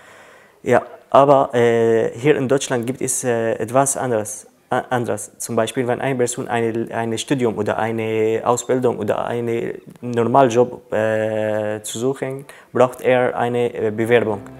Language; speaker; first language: German; non-native, learner; Arabic